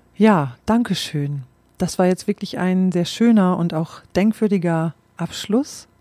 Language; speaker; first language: German; native; German